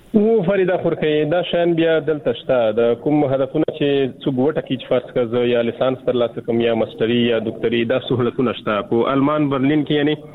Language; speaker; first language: Pashto; native; Pashto